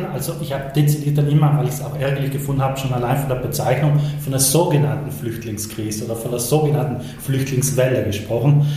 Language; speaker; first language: German; native; German